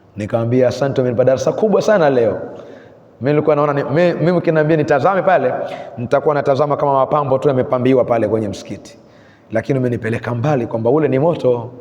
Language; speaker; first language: Swahili; native; Swahili